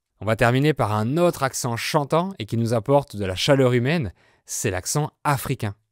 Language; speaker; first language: French; native; French